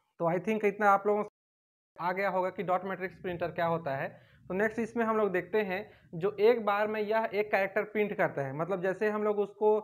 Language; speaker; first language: Hindi; native; Hindi